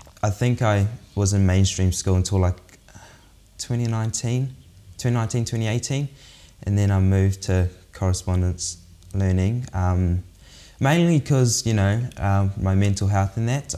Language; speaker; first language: English; native; English